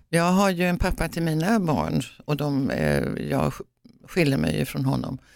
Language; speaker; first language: Swedish; native; Swedish